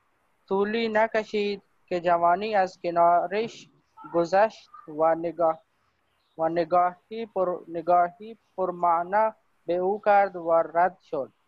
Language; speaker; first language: Persian; non-native, learner; Urdu